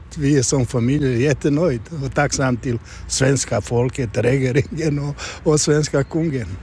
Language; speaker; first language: Swedish; non-native, learner; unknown